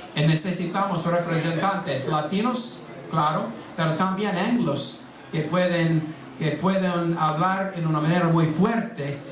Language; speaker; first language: Spanish; non-native, fluent; English